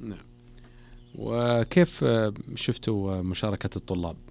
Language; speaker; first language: Arabic; native; Arabic